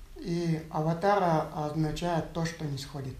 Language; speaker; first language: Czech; non-native, learner; Russian